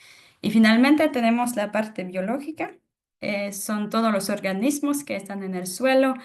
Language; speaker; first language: Spanish; non-native, fluent; French